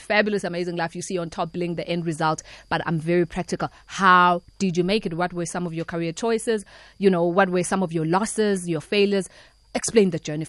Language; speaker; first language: English; non-native, local second language; Zulu